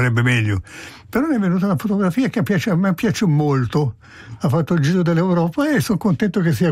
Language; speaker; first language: Italian; native; Italian